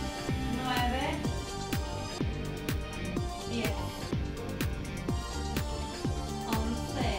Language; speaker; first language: Spanish; native; Spanish